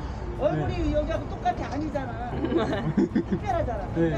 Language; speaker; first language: Korean; native; Korean